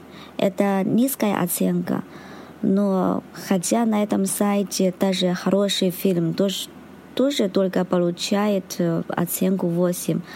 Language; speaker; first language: Russian; non-native, learner; Chinese